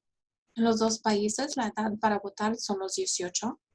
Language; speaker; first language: Spanish; early bilingual, heritage; Spanish